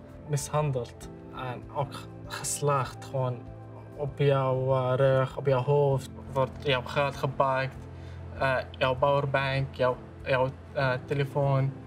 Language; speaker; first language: Dutch; early bilingual, other home language; Arabic